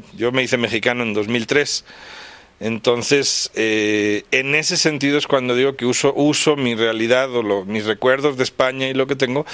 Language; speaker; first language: Spanish; native; Spanish